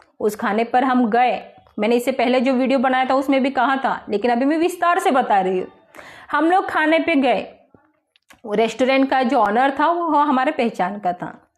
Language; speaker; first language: Hindi; non-native, local second language; Marathi